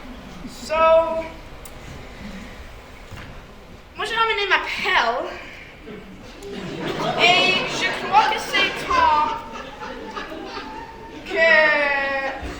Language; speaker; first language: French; non-native, local second language; English